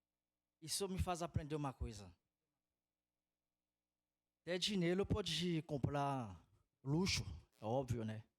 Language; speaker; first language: Portuguese; non-native, fluent; Haitian Creole